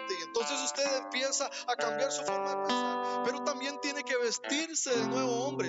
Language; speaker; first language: Spanish; native; Spanish